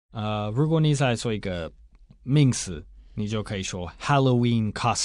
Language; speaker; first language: Chinese; non-native, fluent; English